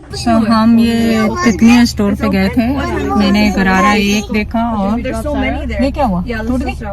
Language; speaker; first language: Urdu; native; Urdu